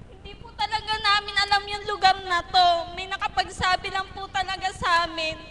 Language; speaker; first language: Filipino; native; Filipino